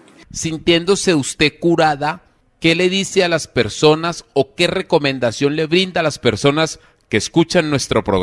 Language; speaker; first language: Spanish; native; Spanish